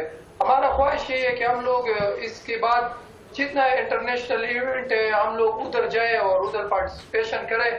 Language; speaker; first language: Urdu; non-native, local second language; Pashto